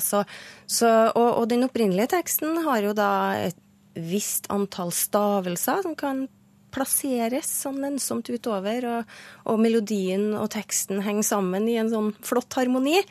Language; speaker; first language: Norwegian; native; Norwegian